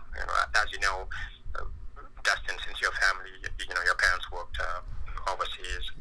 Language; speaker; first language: English; non-native, fluent; French